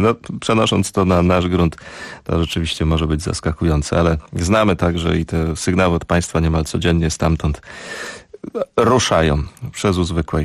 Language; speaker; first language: Polish; native; Polish